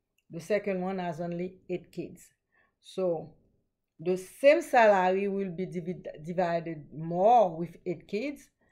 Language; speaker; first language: English; non-native, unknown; Haitian Creole